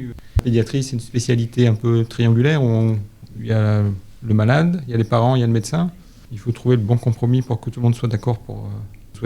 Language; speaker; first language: French; native; French